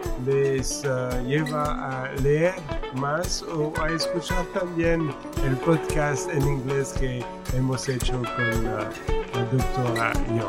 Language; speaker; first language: Spanish; non-native, fluent; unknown